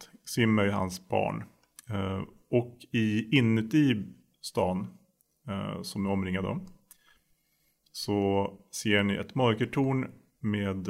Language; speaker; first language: Swedish; native; Swedish